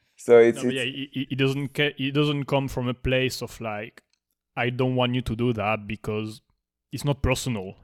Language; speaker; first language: English; non-native, fluent; Spanish